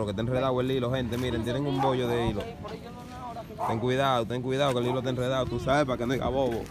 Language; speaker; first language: Spanish; native; Spanish